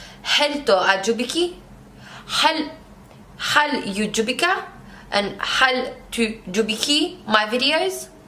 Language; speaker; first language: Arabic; non-native, learner; English